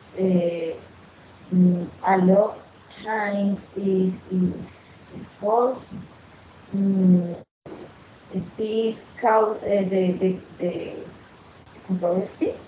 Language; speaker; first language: English; non-native, learner; Spanish